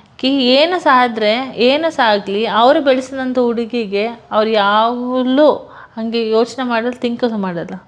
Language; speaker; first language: Kannada; non-native, local second language; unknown